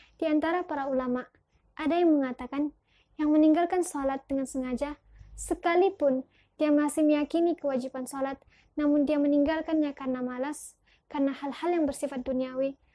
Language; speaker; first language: Indonesian; early bilingual, heritage; Indonesian